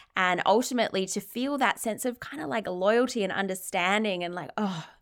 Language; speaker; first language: English; native; English